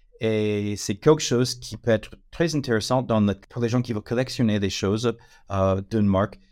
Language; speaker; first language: French; non-native, fluent; English